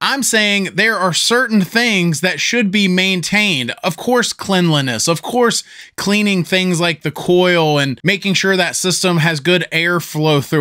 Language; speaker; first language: English; native; English